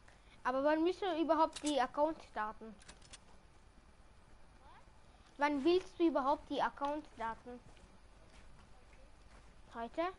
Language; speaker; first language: German; early bilingual, other home language; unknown